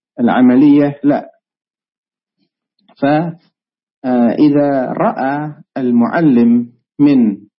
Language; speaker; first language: Arabic; non-native, fluent; Indonesian